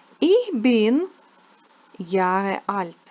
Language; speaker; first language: German; non-native, fluent; Ukrainian